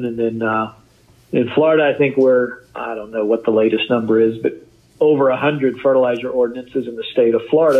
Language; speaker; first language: English; native; English